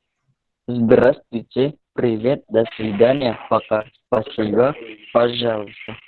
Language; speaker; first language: Russian; non-native, learner; Indonesian